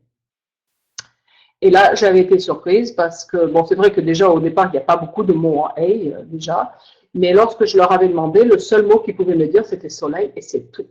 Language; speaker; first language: French; native; French